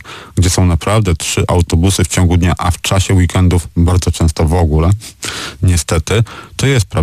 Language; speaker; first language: Polish; native; Polish